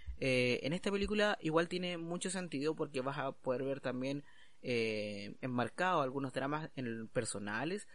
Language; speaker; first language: Spanish; native; Spanish